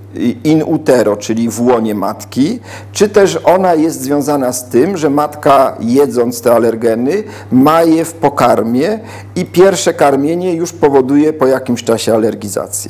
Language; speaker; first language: Polish; native; Polish